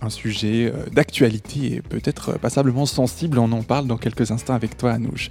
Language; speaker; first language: French; native; French